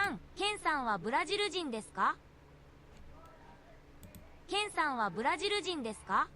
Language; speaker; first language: Japanese; non-native, learner; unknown